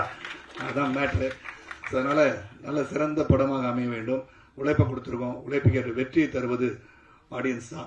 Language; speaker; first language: Tamil; native; Tamil